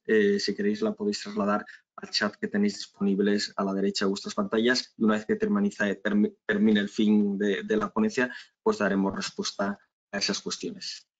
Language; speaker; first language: Spanish; native; Spanish